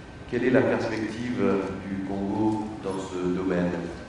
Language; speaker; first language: French; native; French